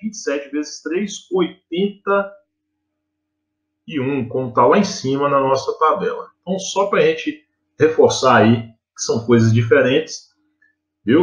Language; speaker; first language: Portuguese; native; Portuguese